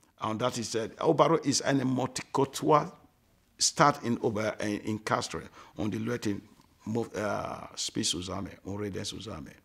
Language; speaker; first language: German; non-native, learner; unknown